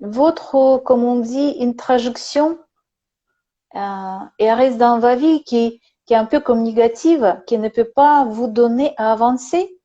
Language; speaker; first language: French; non-native, learner; Russian